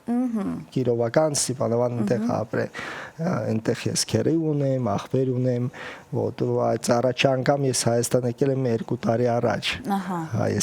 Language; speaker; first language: Armenian; early bilingual, heritage; Russian